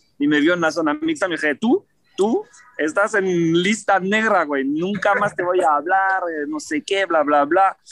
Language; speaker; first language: Spanish; non-native, fluent; French